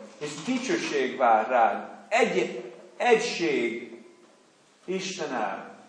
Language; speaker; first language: Hungarian; non-native, fluent; English